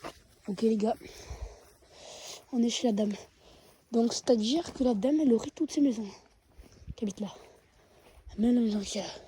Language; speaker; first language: French; native; French